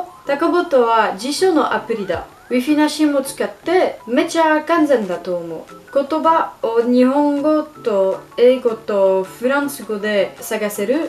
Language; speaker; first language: Japanese; non-native, learner; French